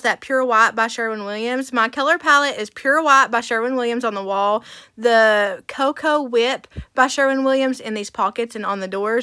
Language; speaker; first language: English; native; English